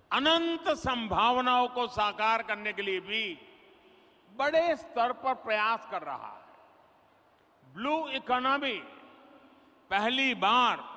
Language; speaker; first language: Hindi; non-native, local second language; Gujarati